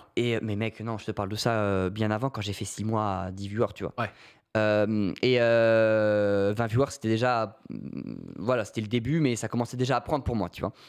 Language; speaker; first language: French; native; French